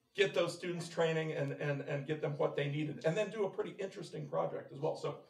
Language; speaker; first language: English; native; English